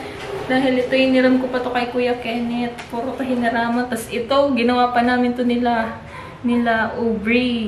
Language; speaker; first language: Filipino; non-native, local second language; Bikol